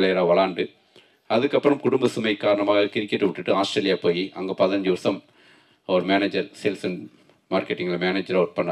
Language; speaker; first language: Tamil; native; Tamil